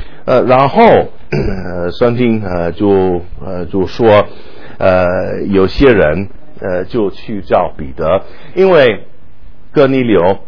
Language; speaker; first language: Chinese; non-native, fluent; English